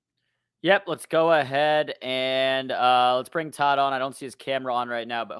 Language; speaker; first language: English; native; English